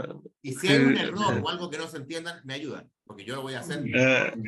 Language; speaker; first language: Spanish; native; Spanish